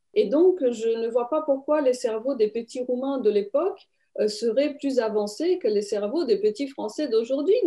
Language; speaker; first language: French; non-native, fluent; Romanian